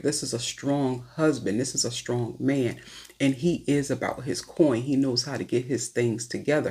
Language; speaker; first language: English; native; English